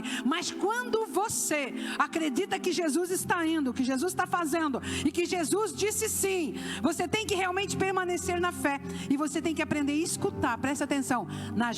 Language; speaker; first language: Portuguese; native; Portuguese